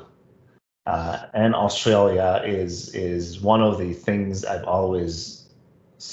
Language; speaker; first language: English; non-native, fluent; Arabic